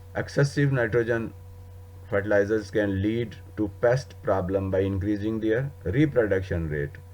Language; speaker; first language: English; non-native, local second language; Urdu